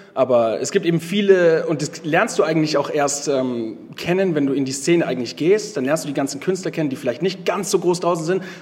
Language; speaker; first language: German; native; German